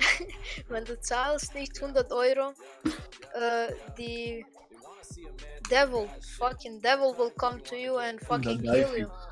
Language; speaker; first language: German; non-native, learner; Croatian